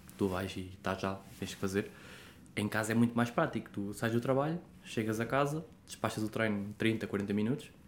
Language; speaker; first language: Portuguese; native; Portuguese